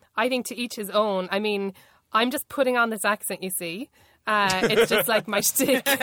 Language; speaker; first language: English; native; English